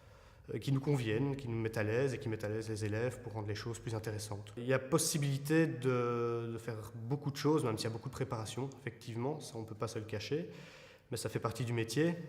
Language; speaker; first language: French; native; French